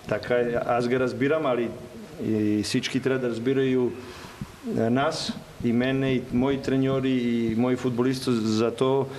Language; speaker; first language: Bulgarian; non-native, learner; Serbian